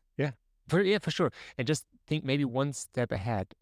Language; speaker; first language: English; non-native, fluent; German